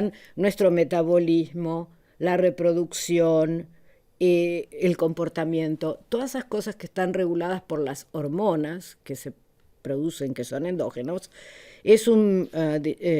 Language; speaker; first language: Spanish; native; Spanish